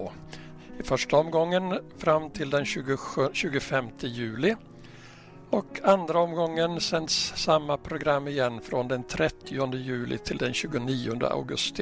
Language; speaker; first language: Swedish; native; Swedish